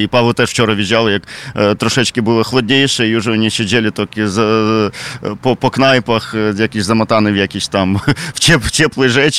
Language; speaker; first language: Polish; non-native, fluent; Ukrainian